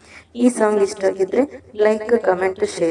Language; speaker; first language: Kannada; native; Kannada